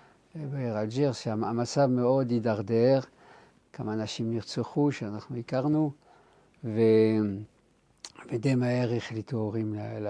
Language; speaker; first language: Hebrew; non-native, fluent; French